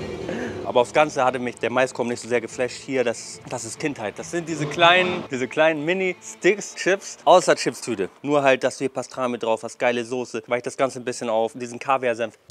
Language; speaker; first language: German; native; German